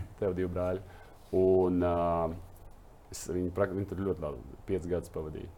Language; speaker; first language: Latvian; non-native, local second language; Russian